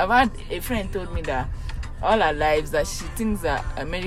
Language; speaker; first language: English; non-native, local second language; Yoruba